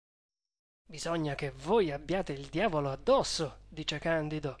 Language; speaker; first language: Italian; native; Italian